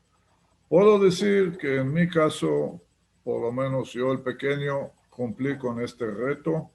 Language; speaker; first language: Spanish; non-native, fluent; Hebrew